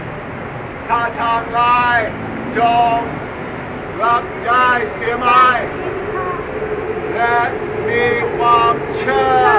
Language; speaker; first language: Thai; non-native, learner; English